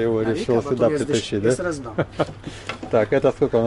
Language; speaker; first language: Russian; native; Russian